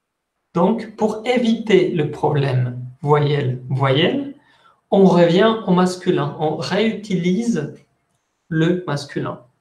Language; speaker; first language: French; non-native, fluent; Spanish